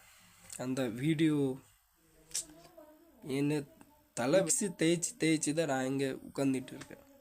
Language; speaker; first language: Tamil; non-native, fluent; Nepali